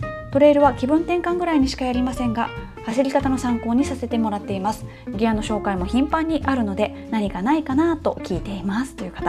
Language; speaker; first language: Japanese; native; Japanese